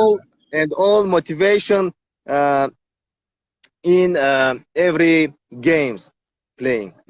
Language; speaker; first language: English; non-native, learner; Tajik